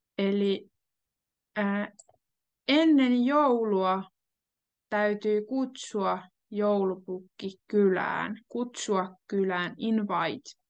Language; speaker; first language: Finnish; native; Finnish